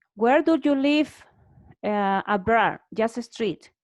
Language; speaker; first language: English; non-native, learner; Spanish